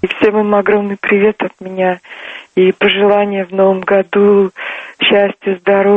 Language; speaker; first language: Russian; non-native, local second language; Turkmen